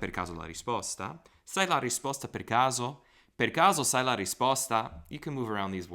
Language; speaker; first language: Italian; non-native, fluent; English